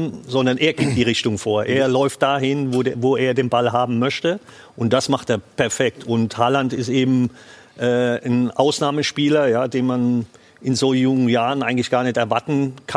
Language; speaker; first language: German; native; German